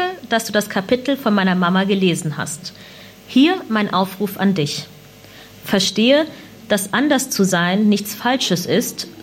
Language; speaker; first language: German; early bilingual, other home language; Punjabi